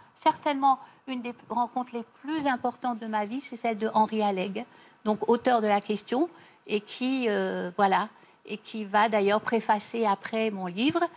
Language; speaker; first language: French; native; French